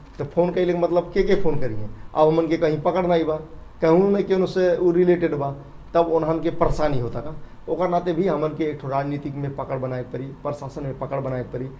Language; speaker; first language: Bhojpuri; non-native, local second language; Dangaura Tharu